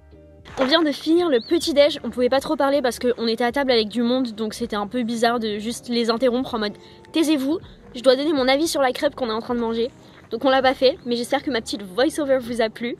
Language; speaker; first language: French; native; French